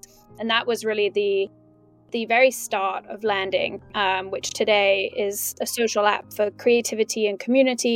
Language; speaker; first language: English; native; English